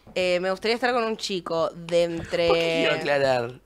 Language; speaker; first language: Spanish; native; Spanish